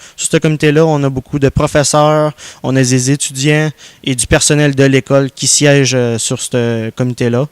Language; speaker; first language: French; native; French